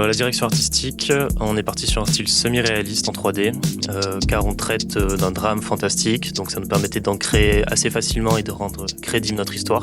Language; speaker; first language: French; native; French